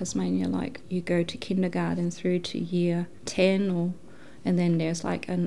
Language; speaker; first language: English; non-native, fluent; Danish